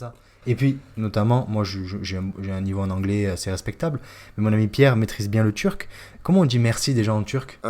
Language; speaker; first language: French; native; French